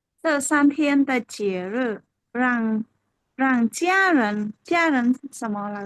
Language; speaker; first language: Chinese; non-native, learner; Khmer